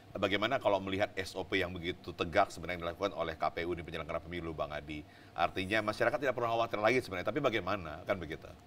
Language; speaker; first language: Indonesian; native; Indonesian